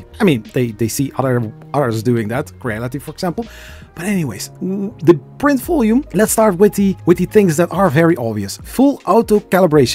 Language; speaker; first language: English; non-native, fluent; Dutch